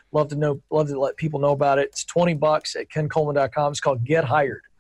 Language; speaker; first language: English; native; English